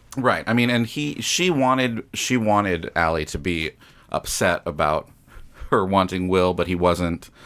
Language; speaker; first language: English; native; English